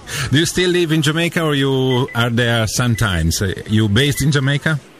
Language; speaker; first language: English; non-native, fluent; Italian